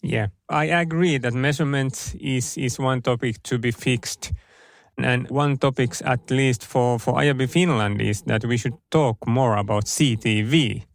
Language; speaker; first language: English; non-native, fluent; Finnish